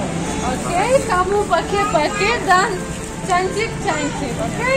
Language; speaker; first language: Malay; non-native, learner; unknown